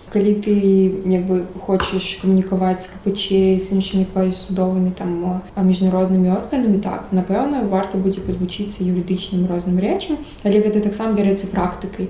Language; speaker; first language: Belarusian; non-native, local second language; Russian